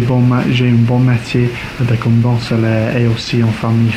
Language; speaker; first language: French; non-native, learner; English